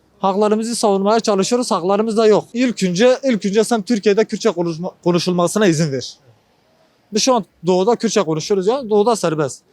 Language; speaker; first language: Turkish; non-native, local second language; Kurdish